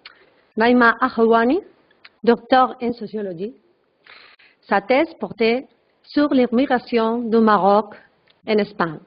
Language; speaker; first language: French; non-native, learner; Spanish